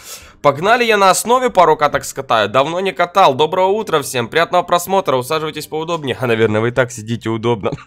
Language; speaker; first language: Russian; native; Russian